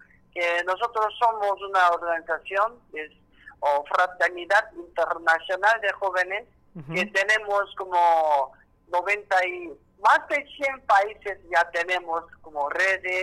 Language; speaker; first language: Spanish; non-native, learner; Korean